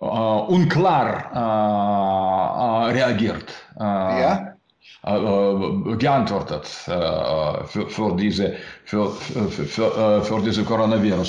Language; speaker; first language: German; non-native, learner; Russian